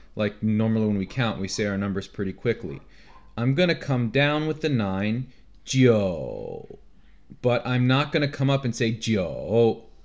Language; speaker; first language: English; native; English